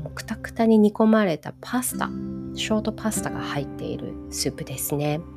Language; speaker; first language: Japanese; early bilingual, other home language; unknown